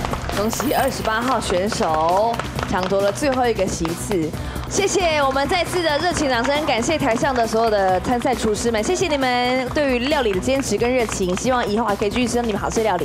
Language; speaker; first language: Chinese; native; Chinese